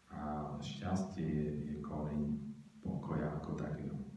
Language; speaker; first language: Slovak; native; Slovak